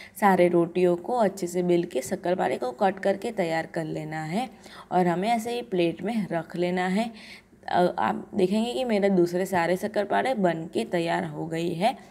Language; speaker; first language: Hindi; non-native, local second language; Gujarati